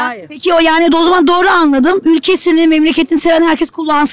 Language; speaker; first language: Turkish; native; Turkish